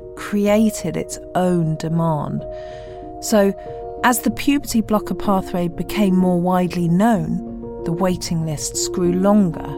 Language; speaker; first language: English; native; English